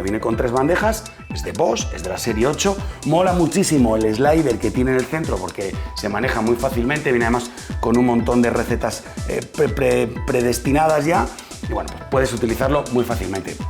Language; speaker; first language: Spanish; native; Spanish